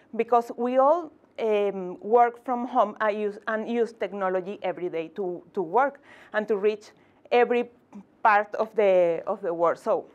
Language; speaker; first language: English; non-native, fluent; Spanish